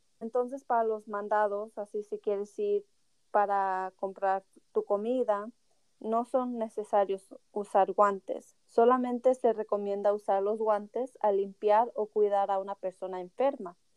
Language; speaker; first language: Spanish; early bilingual, heritage; Spanish